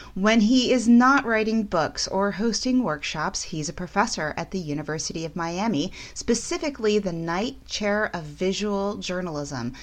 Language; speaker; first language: English; native; English